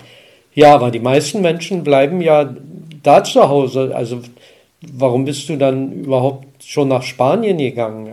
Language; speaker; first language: German; native; German